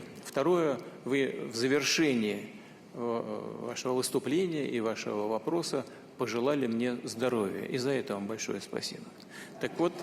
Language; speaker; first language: Russian; native; Russian